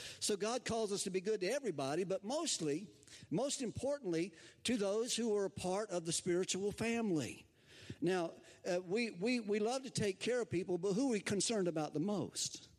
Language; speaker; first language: English; native; English